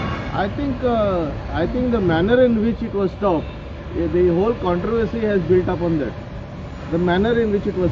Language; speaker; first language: English; non-native, local second language; Konkani